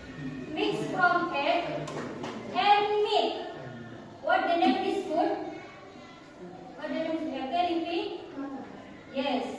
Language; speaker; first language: English; non-native, learner; Indonesian